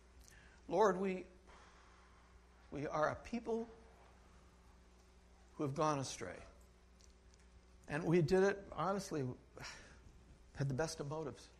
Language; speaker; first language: English; native; English